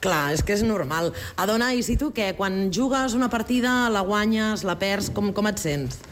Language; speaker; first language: Catalan; native; Catalan